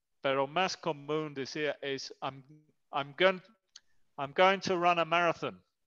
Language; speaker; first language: Spanish; non-native, fluent; English